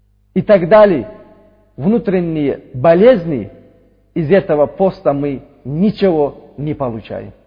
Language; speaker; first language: Russian; non-native, learner; Uzbek